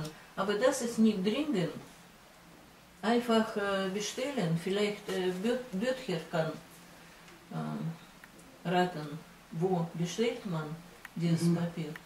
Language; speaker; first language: German; non-native, fluent; Russian